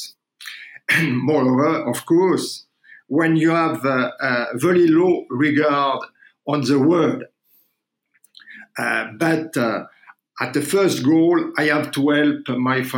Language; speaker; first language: English; non-native, learner; French